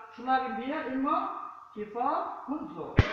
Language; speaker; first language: German; non-native, learner; Korean